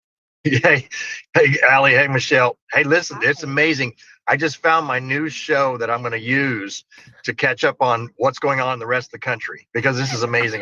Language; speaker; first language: English; native; English